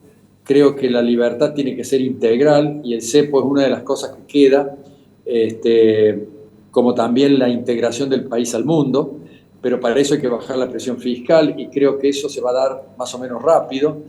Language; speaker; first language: Spanish; native; Spanish